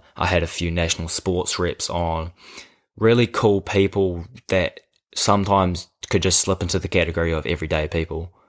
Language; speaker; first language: English; native; English